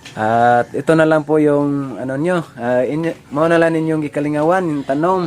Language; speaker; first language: Filipino; non-native, local second language; Cebuano